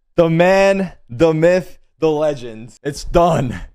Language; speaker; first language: English; early bilingual, heritage; Turkish